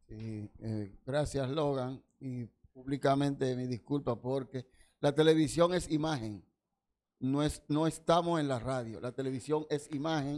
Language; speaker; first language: Spanish; native; Spanish